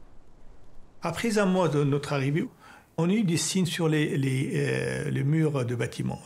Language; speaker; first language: French; non-native, fluent; Persian